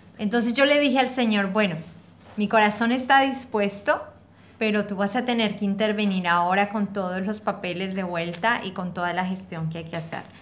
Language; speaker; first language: Spanish; native; Spanish